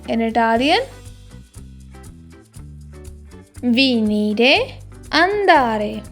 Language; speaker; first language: Italian; non-native, learner; Hindi